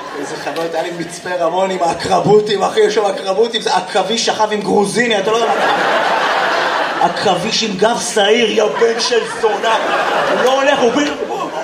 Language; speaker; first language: Hebrew; native; Hebrew